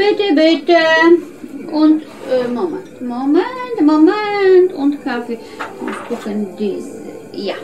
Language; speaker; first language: German; non-native, learner; Polish